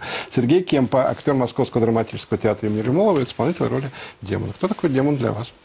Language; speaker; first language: Russian; native; Russian